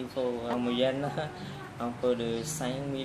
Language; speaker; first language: French; non-native, learner; Khmer